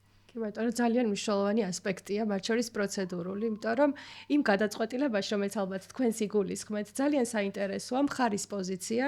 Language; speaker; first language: Georgian; native; Georgian